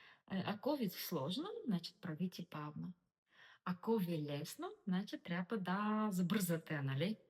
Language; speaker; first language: Bulgarian; non-native, learner; Russian